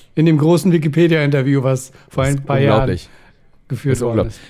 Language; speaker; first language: German; early bilingual, other home language; Persian